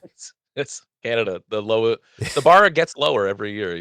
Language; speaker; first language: English; native; English